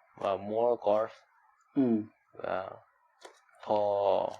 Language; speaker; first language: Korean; non-native, learner; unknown